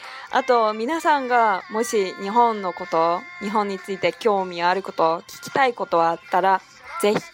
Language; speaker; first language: Japanese; non-native, fluent; Chinese